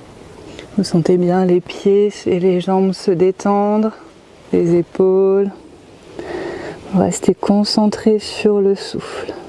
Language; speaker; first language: French; native; French